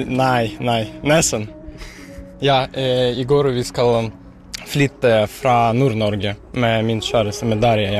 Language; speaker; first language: Norwegian; non-native, learner; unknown